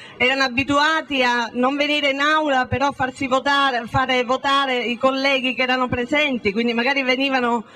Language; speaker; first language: Italian; native; Italian